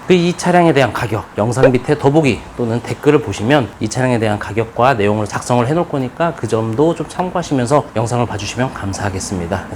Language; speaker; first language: Korean; native; Korean